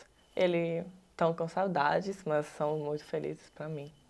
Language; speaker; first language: Portuguese; non-native, learner; Italian